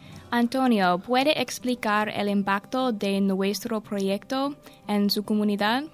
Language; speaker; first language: Spanish; non-native, learner; English